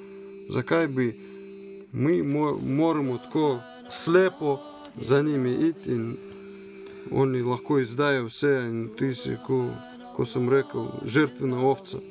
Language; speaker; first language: Slovenian; non-native, learner; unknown